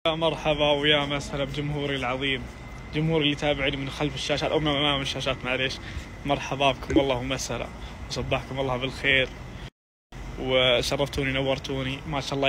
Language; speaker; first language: Arabic; native; Arabic